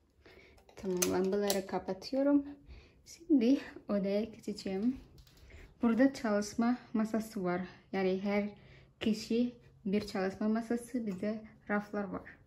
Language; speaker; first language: Turkish; non-native, learner; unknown